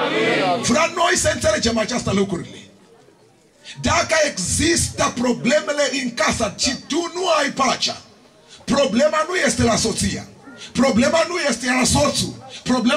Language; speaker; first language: Romanian; non-native, learner; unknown